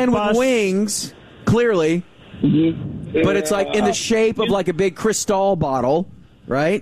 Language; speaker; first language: English; native; English